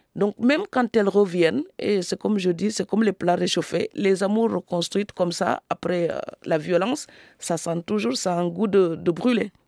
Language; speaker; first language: French; non-native, local second language; Serer